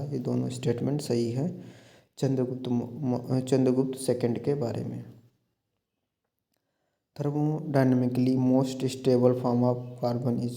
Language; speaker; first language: Hindi; native; Hindi